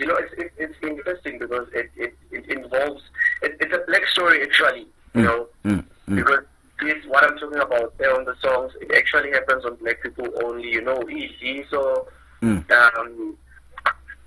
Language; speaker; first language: English; non-native, local second language; Zulu